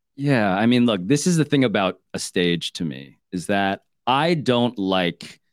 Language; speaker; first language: English; early bilingual, other home language; Filipino